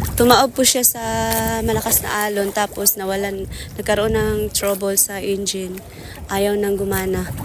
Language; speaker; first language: Filipino; non-native, local second language; Cebuano